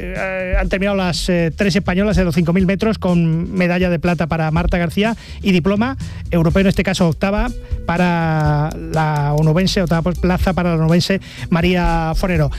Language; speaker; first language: Spanish; native; Spanish